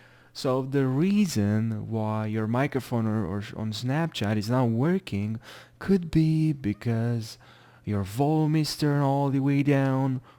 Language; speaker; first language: English; non-native, fluent; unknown